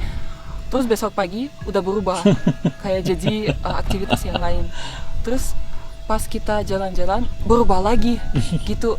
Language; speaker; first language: Indonesian; non-native, fluent; Russian